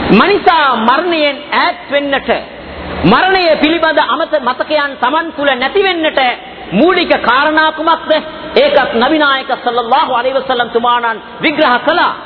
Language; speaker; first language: Sinhala; non-native, local second language; Tamil